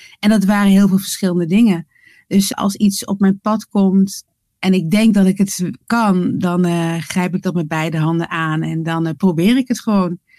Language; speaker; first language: Dutch; native; Dutch